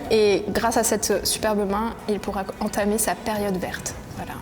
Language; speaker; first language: French; native; French